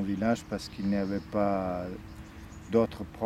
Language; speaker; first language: French; non-native, fluent; Serbian